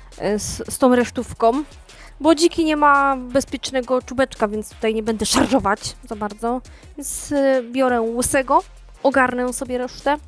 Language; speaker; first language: Polish; native; Polish